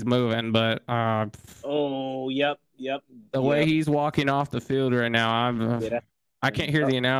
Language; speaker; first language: English; native; English